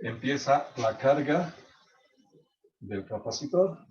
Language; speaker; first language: Spanish; native; Spanish